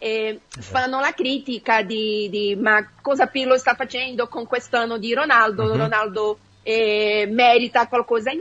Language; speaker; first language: Italian; non-native, fluent; Portuguese